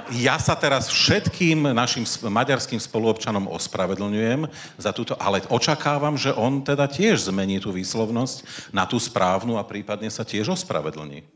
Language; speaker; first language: Slovak; native; Slovak